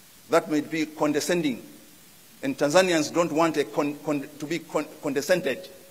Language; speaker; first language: English; non-native, local second language; Swahili